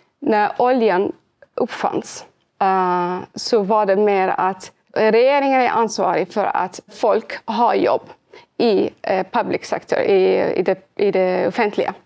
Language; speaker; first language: Swedish; early bilingual, other home language; Arabic